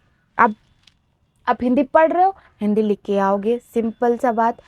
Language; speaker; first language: Hindi; native; Hindi